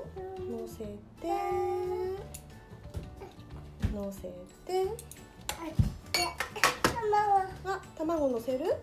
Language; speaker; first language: Japanese; native; Japanese